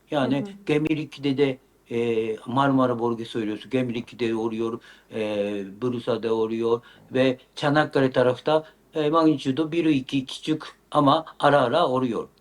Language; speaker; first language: Turkish; non-native, learner; Japanese